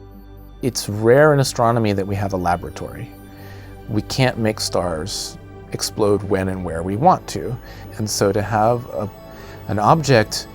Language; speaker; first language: English; native; English